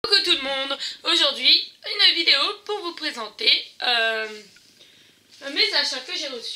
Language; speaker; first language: French; native; French